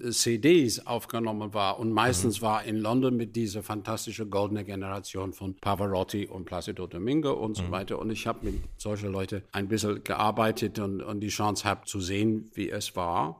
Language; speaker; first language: German; non-native, fluent; English